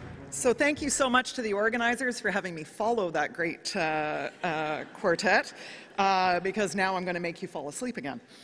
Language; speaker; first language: English; native; English